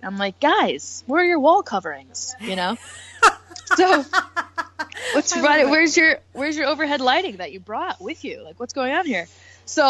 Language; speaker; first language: English; native; English